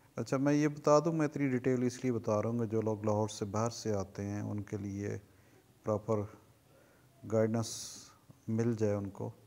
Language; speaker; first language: Urdu; native; Urdu